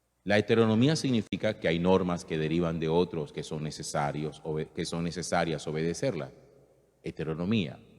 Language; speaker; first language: Spanish; native; Spanish